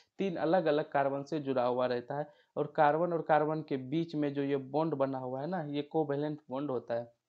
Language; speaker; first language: Hindi; native; Hindi